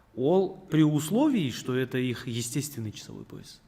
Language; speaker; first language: Russian; non-native, local second language; Kazakh